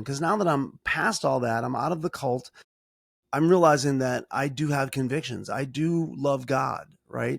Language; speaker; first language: English; native; English